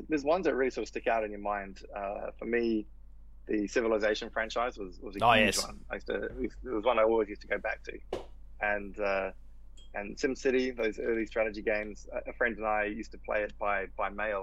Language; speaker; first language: English; native; English